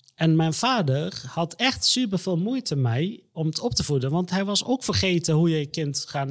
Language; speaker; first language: Dutch; non-native, fluent; Arabic